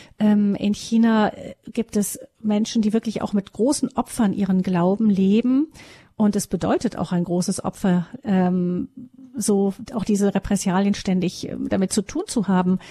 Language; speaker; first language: German; native; German